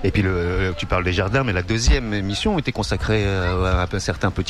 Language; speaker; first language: French; native; French